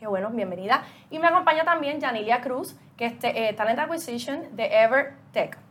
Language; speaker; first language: Spanish; native; Spanish